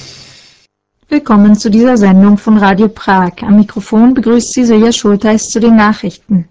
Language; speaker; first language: German; native; German